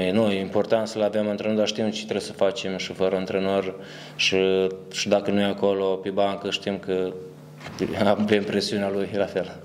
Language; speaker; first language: Romanian; early bilingual, heritage; Romanian